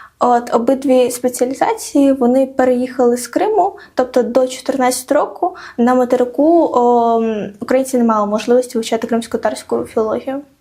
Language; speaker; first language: Ukrainian; non-native, local second language; Crimean Tatar